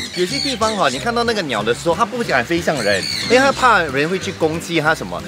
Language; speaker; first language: Chinese; native; Chinese